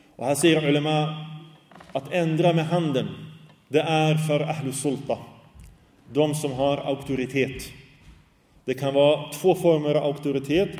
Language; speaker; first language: Swedish; early bilingual, other home language; Arabic